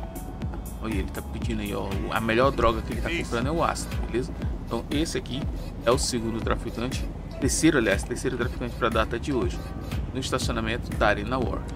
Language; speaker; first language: Portuguese; native; Portuguese